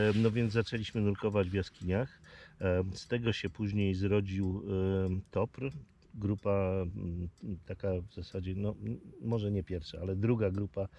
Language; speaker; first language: Polish; native; Polish